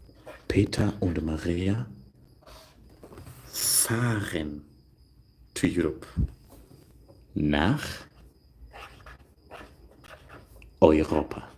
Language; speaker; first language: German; non-native, learner; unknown